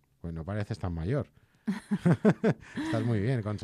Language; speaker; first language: Spanish; native; Spanish